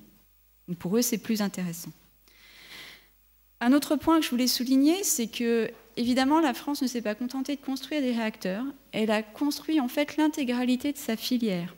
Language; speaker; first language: French; native; French